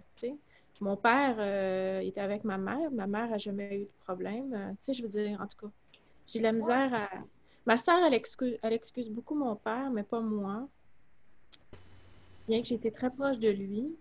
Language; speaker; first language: French; native; French